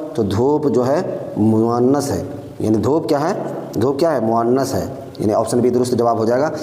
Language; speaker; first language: Urdu; native; Urdu